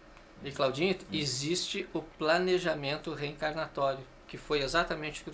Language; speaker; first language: Portuguese; native; Portuguese